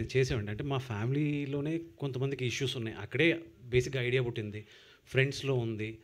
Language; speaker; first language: Telugu; native; Telugu